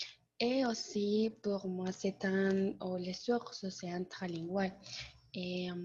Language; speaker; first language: French; non-native, learner; Spanish